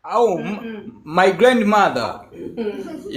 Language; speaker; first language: English; non-native, learner; Swahili